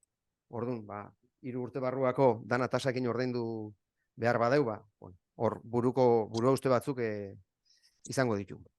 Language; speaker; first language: Basque; native; Basque